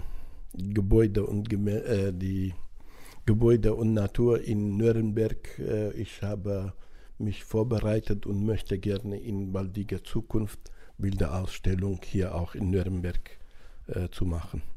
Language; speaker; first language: German; non-native, fluent; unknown